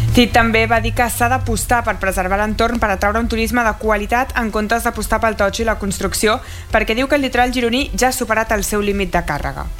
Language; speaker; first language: Catalan; native; Catalan